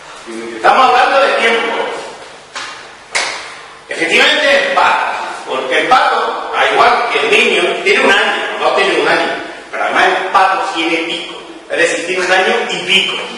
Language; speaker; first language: Spanish; native; Spanish